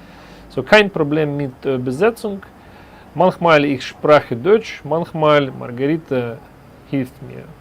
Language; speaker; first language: German; non-native, learner; Russian